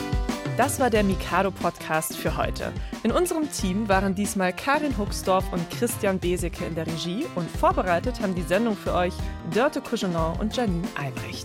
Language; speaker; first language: German; native; German